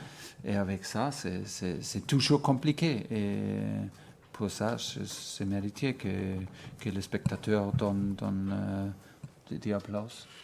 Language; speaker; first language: French; non-native, fluent; German